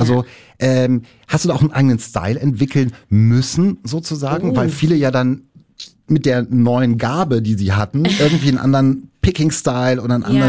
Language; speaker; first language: German; native; German